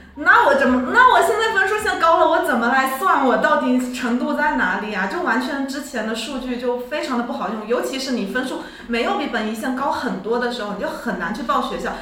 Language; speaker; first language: Chinese; native; Chinese